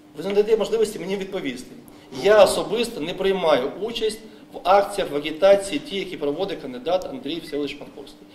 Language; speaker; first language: Ukrainian; native; Ukrainian